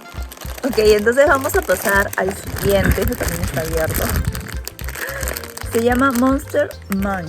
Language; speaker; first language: Spanish; native; Spanish